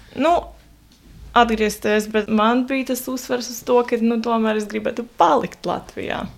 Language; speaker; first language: Latvian; non-native, local second language; Russian